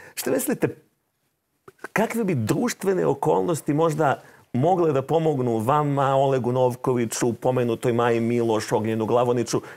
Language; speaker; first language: Serbian; native; Serbian